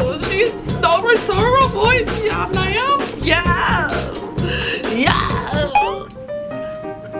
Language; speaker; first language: Korean; non-native, fluent; English